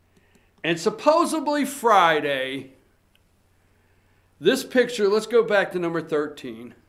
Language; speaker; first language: English; native; English